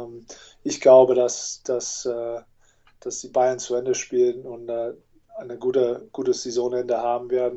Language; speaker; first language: German; non-native, fluent; English